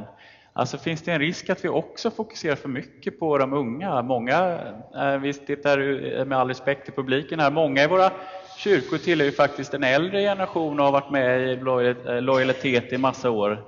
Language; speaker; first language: Swedish; native; Swedish